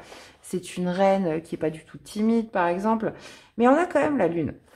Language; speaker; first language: French; native; French